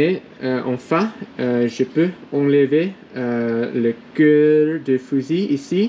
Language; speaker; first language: French; non-native, learner; English